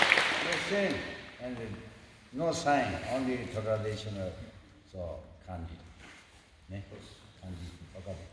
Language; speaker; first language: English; non-native, learner; Japanese